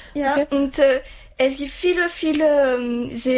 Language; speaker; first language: German; non-native, learner; French